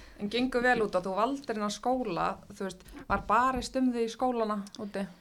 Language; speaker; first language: Icelandic; native; Icelandic